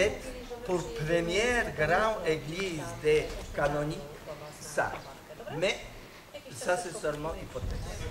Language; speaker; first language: French; non-native, learner; Polish